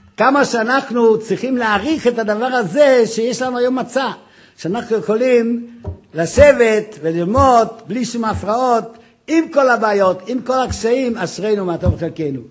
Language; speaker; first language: Hebrew; non-native, fluent; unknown